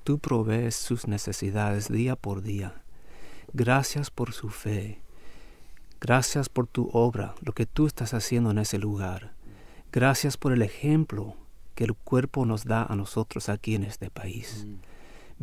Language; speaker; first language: Spanish; non-native, fluent; English